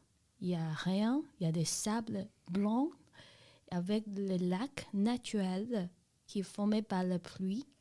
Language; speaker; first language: French; non-native, learner; Chinese